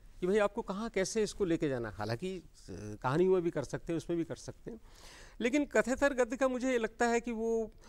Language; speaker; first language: Hindi; native; Hindi